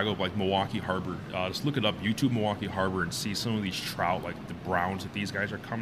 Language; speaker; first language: English; native; English